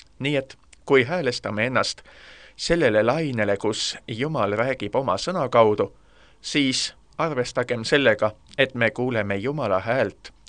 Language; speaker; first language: Estonian; native; Estonian